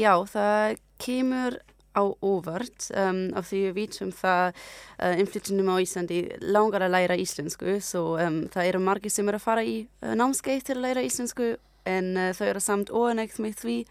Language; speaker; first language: Icelandic; non-native, learner; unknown